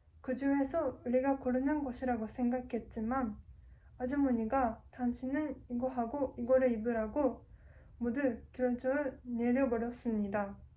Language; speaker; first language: Korean; non-native, learner; Japanese